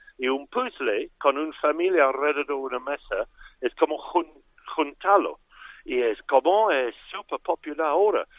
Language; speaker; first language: Spanish; non-native, fluent; English